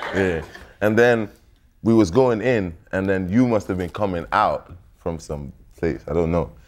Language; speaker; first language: English; non-native, local second language; Yoruba